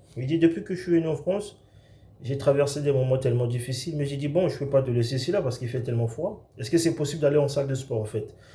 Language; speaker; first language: French; non-native, local second language; Lingala